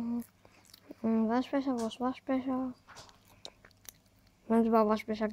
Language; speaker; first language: German; early bilingual, other home language; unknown